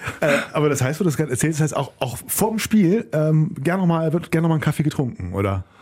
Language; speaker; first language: German; native; German